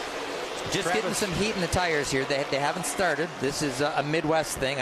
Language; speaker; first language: English; native; English